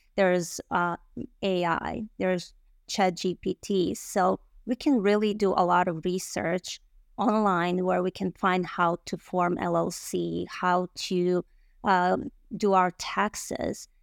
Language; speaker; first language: English; non-native, fluent; Bosnian